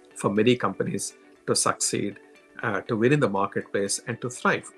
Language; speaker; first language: English; non-native, local second language; Telugu